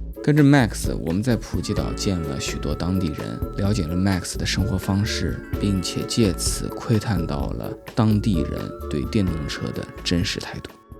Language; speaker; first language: Chinese; native; Chinese